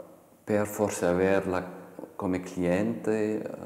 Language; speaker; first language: Italian; non-native, fluent; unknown